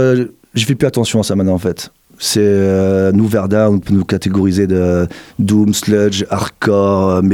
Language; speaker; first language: French; native; French